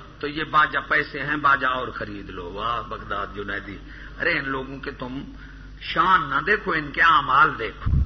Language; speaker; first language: Urdu; non-native, local second language; Punjabi